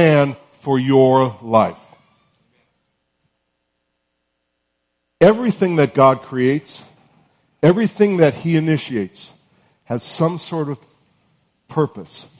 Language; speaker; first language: English; native; English